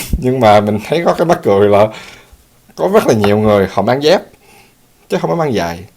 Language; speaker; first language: Vietnamese; early bilingual, heritage; Vietnamese